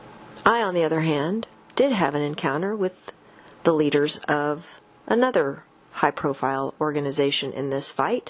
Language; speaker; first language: English; native; English